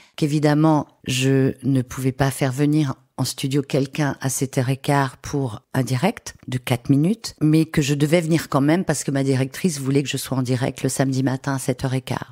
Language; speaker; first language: French; native; French